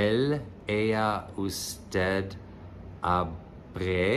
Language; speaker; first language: Spanish; non-native, learner; English